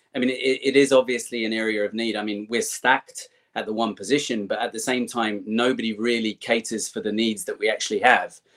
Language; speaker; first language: English; native; English